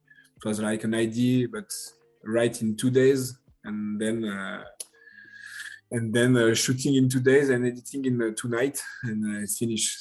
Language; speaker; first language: English; non-native, learner; French